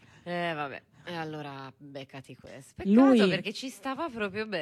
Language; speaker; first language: Italian; native; Italian